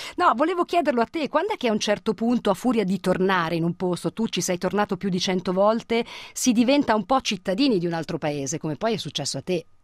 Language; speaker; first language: Italian; native; Italian